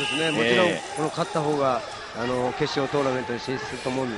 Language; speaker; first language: Japanese; native; Japanese